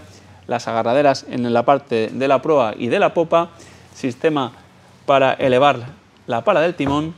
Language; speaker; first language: Spanish; native; Spanish